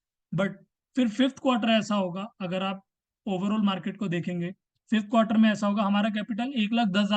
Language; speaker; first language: Hindi; native; Hindi